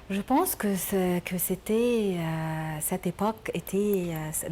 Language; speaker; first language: French; non-native, learner; Arabic